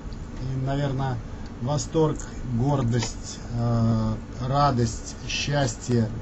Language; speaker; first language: Russian; native; Russian